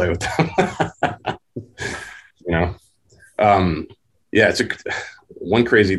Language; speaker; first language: English; native; English